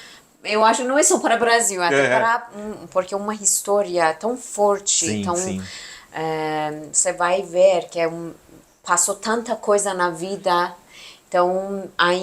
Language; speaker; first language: Portuguese; non-native, learner; Persian